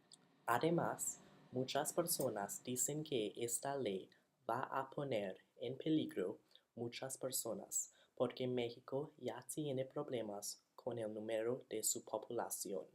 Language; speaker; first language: Spanish; non-native, learner; English